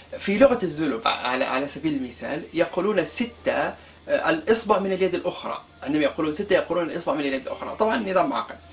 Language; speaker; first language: Arabic; non-native, local second language; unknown